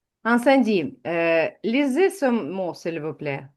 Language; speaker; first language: French; non-native, fluent; Ukrainian